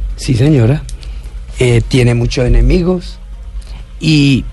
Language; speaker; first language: Spanish; native; Spanish